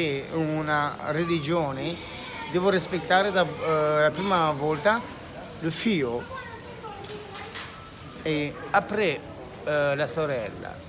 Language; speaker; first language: Italian; non-native, learner; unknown